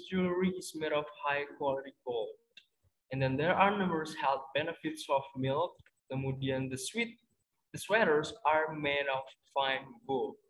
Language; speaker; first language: English; non-native, fluent; Indonesian